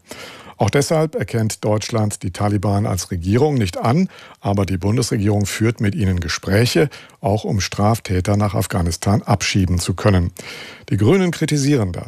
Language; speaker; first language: German; native; German